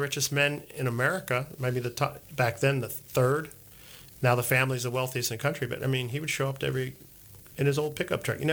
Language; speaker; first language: English; native; English